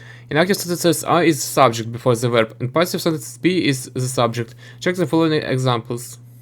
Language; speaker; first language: English; non-native, learner; Ukrainian